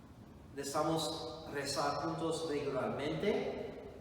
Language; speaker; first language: Spanish; non-native, fluent; English